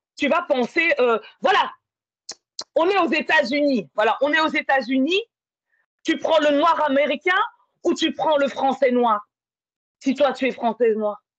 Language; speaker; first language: French; native; French